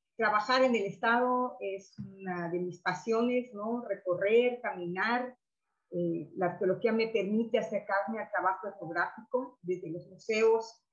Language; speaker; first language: Spanish; native; Spanish